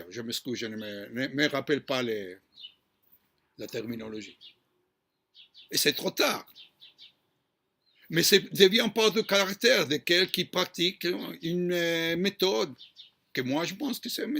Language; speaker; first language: French; non-native, fluent; Hebrew